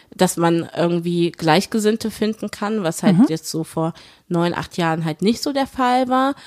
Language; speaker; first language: German; early bilingual, other home language; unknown